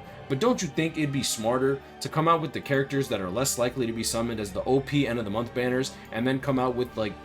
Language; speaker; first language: English; native; English